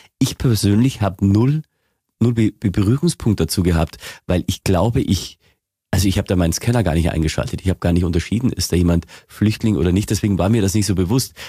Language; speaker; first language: German; native; German